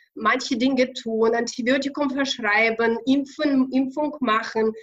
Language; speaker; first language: German; non-native, fluent; Russian